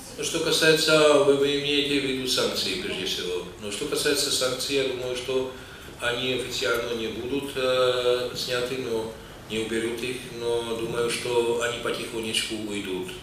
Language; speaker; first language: Russian; non-native, fluent; Czech